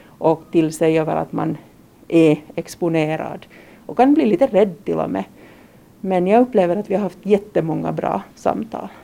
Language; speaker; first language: Swedish; native; Swedish